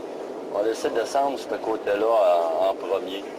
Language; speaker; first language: French; native; French